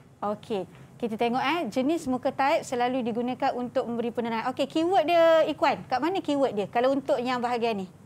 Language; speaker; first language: Malay; native; Malay